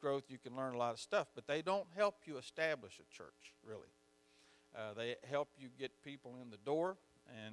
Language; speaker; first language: English; native; English